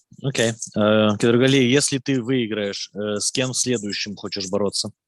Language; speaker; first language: Russian; native; Russian